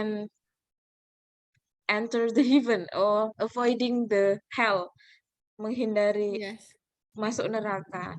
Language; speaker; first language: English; non-native, learner; Indonesian